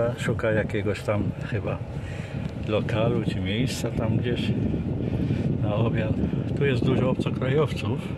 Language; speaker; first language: Polish; non-native, fluent; Arabic